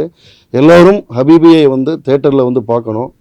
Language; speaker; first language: Tamil; native; Tamil